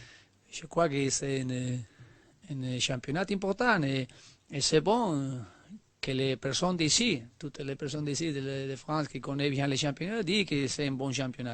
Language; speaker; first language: French; non-native, learner; Spanish